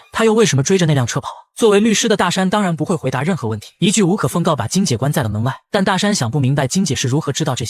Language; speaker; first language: Chinese; native; Chinese